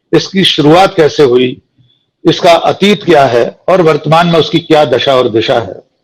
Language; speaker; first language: Hindi; native; Hindi